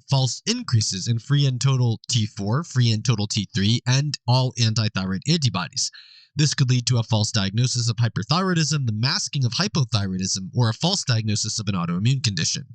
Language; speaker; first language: English; native; English